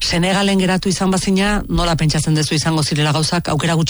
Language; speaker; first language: Basque; native; Basque